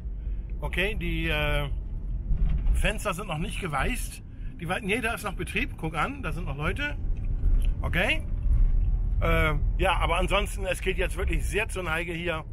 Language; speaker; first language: German; native; German